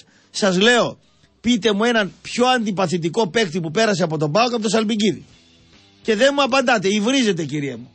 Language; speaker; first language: Greek; native; Greek